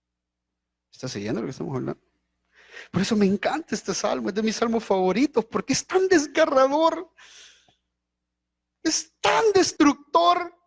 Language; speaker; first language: Spanish; native; Spanish